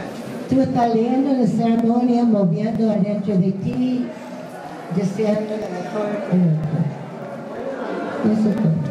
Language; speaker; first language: Spanish; non-native, fluent; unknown